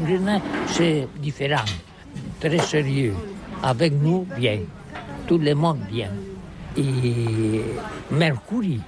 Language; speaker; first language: French; non-native, learner; Spanish